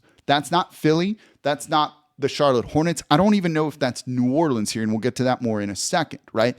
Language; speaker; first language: English; native; English